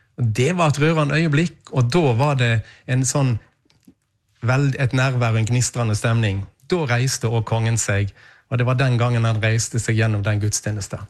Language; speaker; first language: Norwegian; native; Norwegian